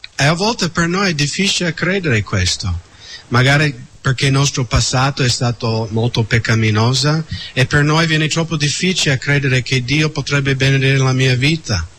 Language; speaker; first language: Italian; non-native, fluent; English